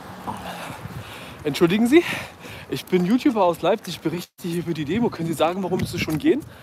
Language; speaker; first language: German; native; German